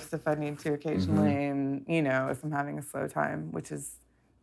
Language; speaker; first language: English; native; English